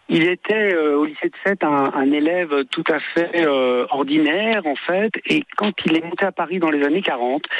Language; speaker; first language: French; native; French